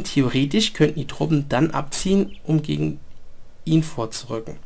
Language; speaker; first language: German; native; German